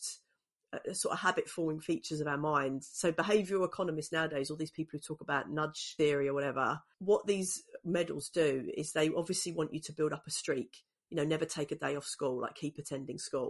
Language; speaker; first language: English; native; English